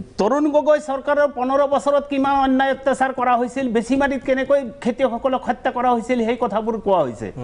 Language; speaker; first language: Assamese; non-native, local second language; Bangla